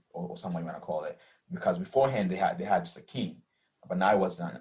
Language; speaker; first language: English; early bilingual, other home language; Rundi